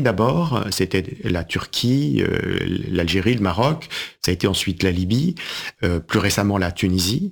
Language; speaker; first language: French; native; French